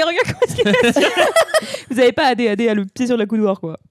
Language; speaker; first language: French; native; French